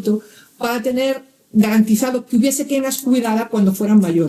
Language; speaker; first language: Spanish; native; Spanish